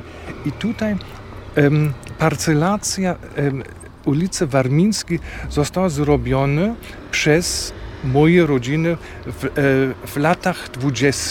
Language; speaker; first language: Polish; non-native, fluent; German